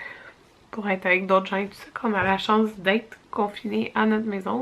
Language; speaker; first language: French; native; French